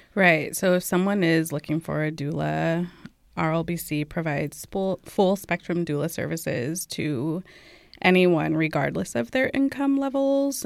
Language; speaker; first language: English; early bilingual, other home language; Amharic